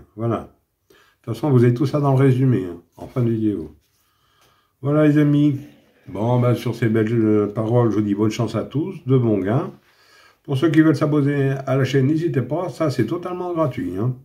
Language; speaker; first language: French; native; French